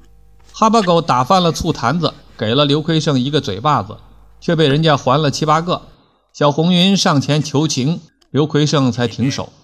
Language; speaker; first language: Chinese; native; Chinese